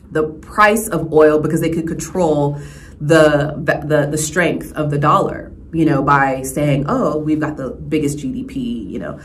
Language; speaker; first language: English; native; English